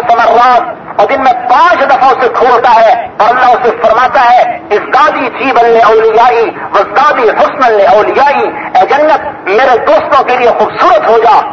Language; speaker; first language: Urdu; non-native, local second language; Punjabi